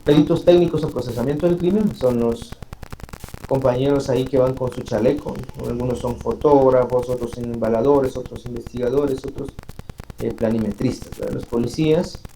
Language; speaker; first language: Spanish; native; Spanish